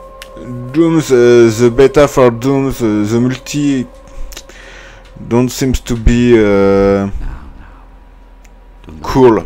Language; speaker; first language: English; non-native, learner; French